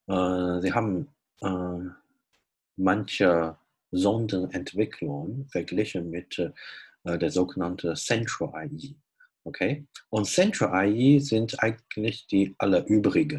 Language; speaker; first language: German; non-native, fluent; Chinese